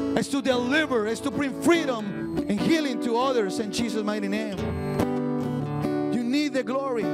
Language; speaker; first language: English; non-native, fluent; Spanish